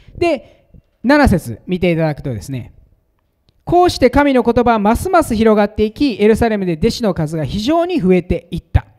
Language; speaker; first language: Japanese; native; Japanese